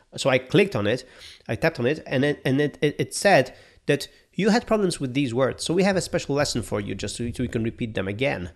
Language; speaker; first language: English; non-native, fluent; Polish